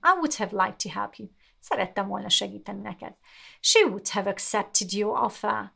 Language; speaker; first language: English; non-native, fluent; Hungarian